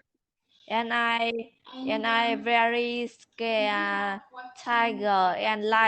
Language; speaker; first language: English; non-native, learner; Vietnamese